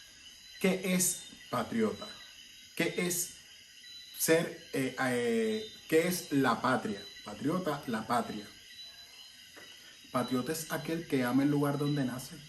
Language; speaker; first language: Spanish; native; Spanish